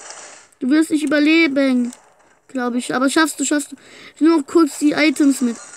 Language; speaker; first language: German; native; German